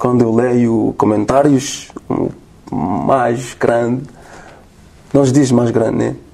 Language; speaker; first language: Portuguese; non-native, learner; French